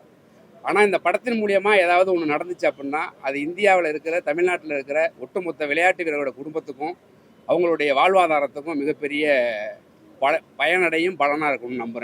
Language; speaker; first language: Tamil; native; Tamil